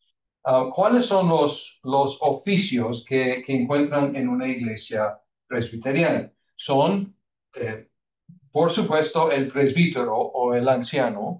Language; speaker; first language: Spanish; non-native, fluent; English